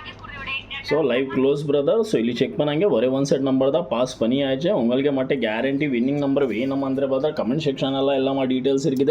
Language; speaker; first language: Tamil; non-native, learner; Kannada